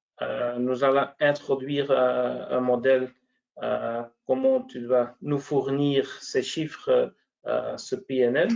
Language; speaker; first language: French; non-native, local second language; Dutch